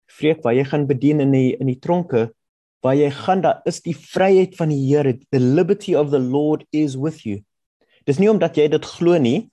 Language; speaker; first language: Afrikaans; non-native, local second language; German